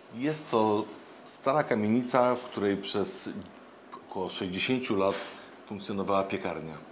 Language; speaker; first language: Polish; native; Polish